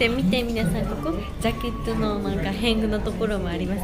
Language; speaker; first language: Japanese; non-native, learner; Georgian